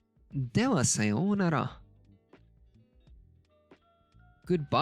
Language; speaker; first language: Japanese; non-native, learner; Turkish